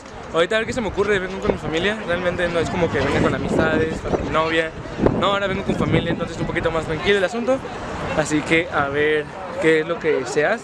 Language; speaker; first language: Spanish; native; Spanish